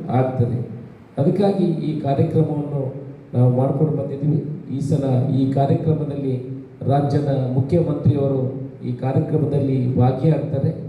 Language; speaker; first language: Kannada; non-native, local second language; Tulu